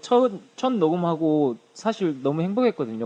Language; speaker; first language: Korean; native; Korean